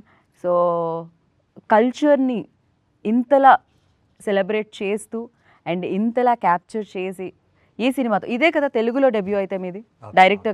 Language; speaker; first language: Telugu; native; Telugu